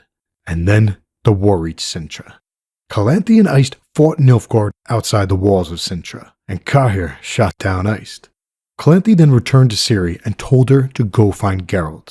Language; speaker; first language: English; native; English